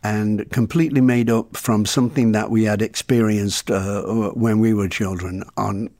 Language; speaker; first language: English; native; English